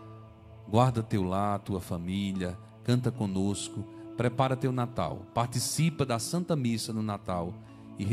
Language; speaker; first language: Portuguese; native; Portuguese